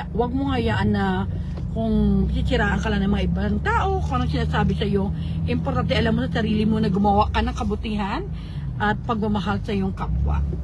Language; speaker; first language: Filipino; native; Filipino